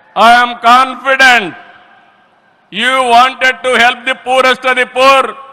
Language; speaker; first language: English; non-native, local second language; Telugu